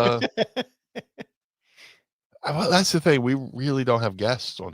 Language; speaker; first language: English; native; English